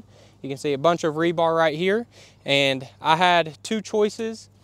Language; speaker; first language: English; native; English